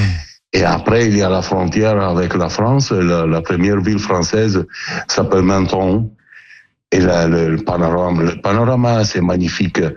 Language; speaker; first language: French; non-native, fluent; Italian